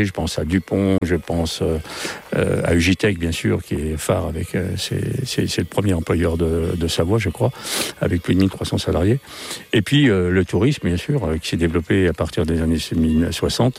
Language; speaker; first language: French; native; French